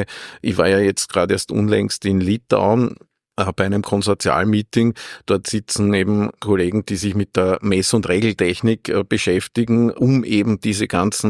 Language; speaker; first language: German; native; German